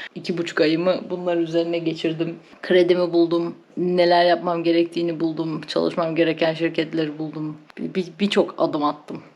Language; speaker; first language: Turkish; native; Turkish